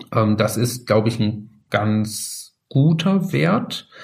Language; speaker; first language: German; native; German